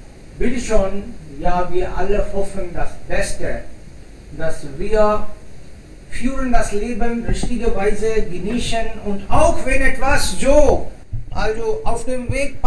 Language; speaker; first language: German; non-native, learner; Hindi